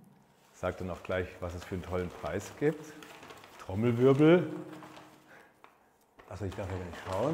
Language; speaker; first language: German; native; German